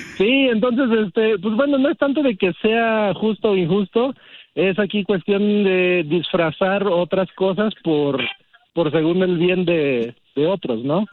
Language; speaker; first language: Spanish; early bilingual, heritage; Spanish